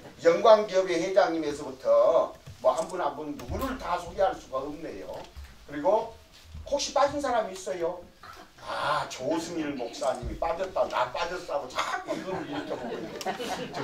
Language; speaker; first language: Korean; native; Korean